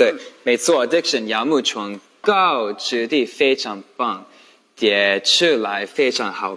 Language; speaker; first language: Chinese; non-native, learner; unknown